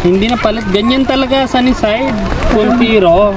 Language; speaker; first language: Filipino; non-native, learner; Hindi